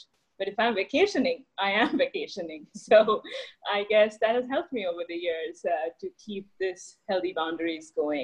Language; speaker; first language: English; non-native, local second language; Bangla